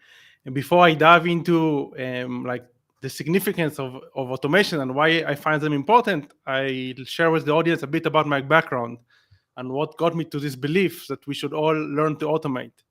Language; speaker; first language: English; non-native, fluent; Hebrew